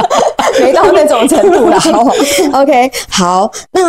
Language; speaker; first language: Chinese; native; Chinese